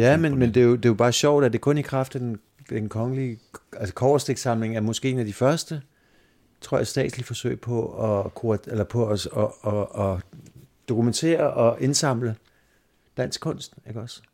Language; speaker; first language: Danish; native; Danish